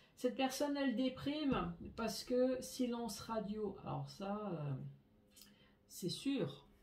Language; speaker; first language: French; native; French